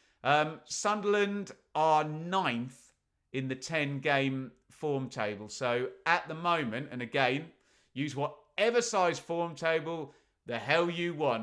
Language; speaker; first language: English; native; English